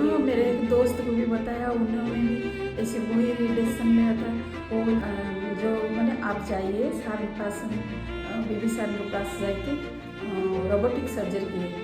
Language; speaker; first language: Hindi; non-native, local second language; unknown